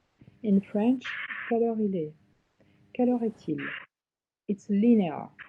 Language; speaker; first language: French; non-native, fluent; English